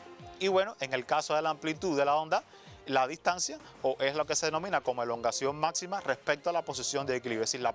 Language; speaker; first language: Spanish; native; Spanish